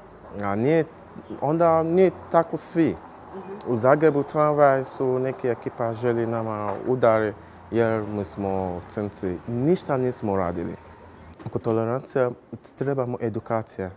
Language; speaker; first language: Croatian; non-native, learner; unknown